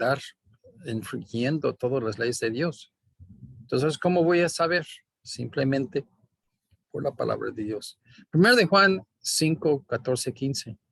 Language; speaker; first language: Spanish; non-native, fluent; English